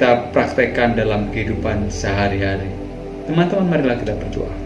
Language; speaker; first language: Indonesian; native; Indonesian